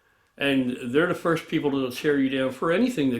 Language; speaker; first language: English; native; English